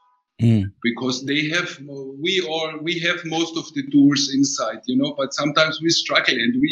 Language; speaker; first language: English; non-native, fluent; German